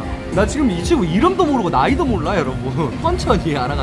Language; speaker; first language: Korean; native; Korean